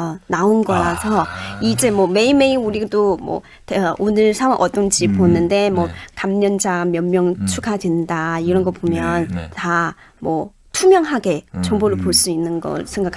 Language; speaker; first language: Korean; non-native, fluent; Chinese